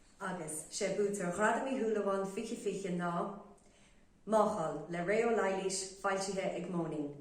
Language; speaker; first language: Irish; native; Irish